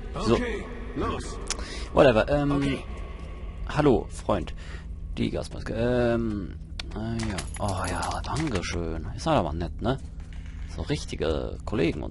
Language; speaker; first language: German; native; German